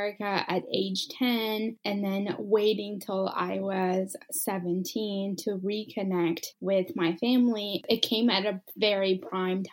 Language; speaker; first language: English; early bilingual, other home language; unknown